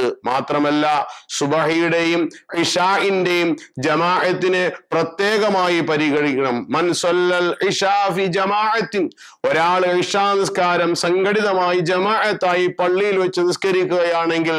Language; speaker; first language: Malayalam; native; Malayalam